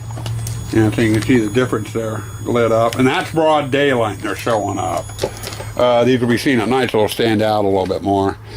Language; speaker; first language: English; native; English